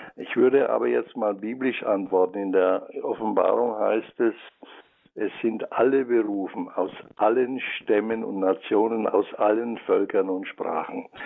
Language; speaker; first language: German; native; German